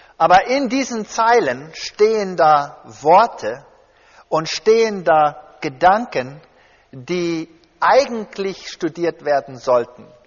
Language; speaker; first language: German; early bilingual, heritage; German